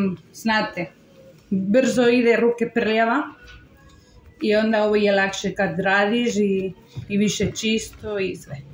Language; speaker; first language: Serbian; non-native, learner; Spanish